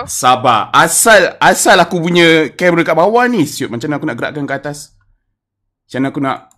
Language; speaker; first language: Malay; native; Malay